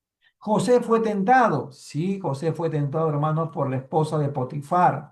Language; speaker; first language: Spanish; native; Spanish